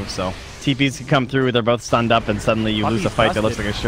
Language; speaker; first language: English; native; English